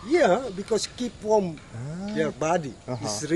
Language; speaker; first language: English; non-native, learner; Indonesian